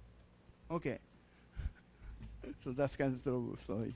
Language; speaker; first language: English; non-native, learner; Japanese